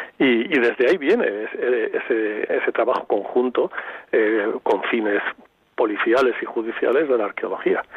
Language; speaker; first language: Spanish; native; Spanish